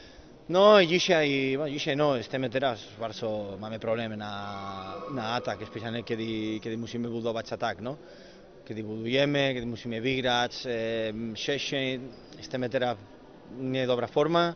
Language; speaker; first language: Polish; non-native, learner; Spanish